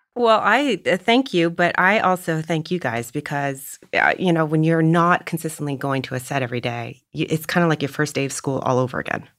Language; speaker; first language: English; native; English